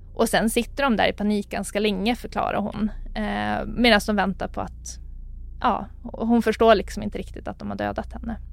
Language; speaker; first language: Swedish; native; Swedish